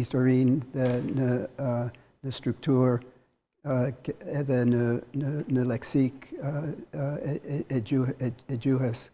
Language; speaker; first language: Albanian; non-native, learner; English